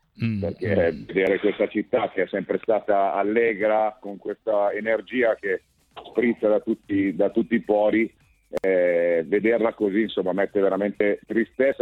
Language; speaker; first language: Italian; native; Italian